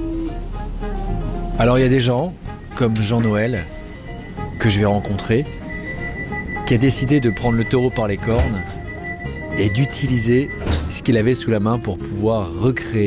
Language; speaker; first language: French; native; French